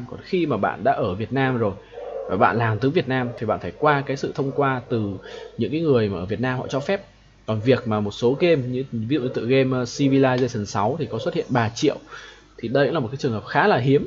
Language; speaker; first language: Vietnamese; native; Vietnamese